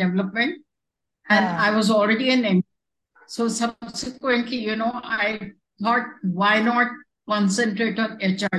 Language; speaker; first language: English; non-native, local second language; Hindi